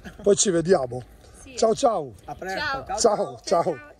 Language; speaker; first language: Italian; native; Italian